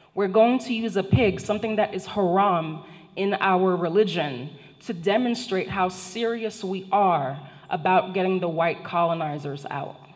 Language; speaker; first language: English; non-native, fluent; Haitian Creole